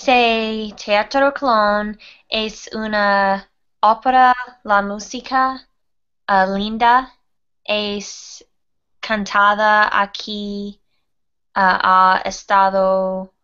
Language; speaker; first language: Spanish; non-native, learner; English